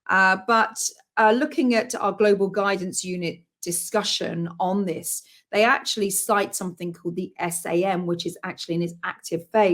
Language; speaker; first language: English; native; English